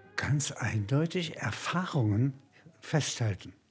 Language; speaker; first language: German; native; German